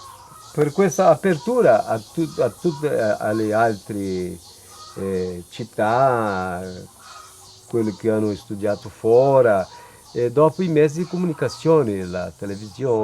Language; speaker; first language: Italian; non-native, fluent; Portuguese